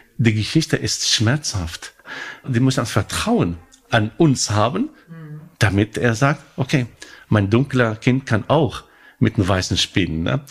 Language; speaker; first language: German; non-native, fluent; Arabic